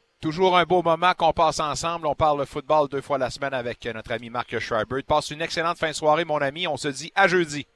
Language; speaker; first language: French; native; French